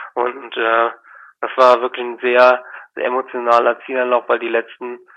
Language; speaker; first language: German; native; German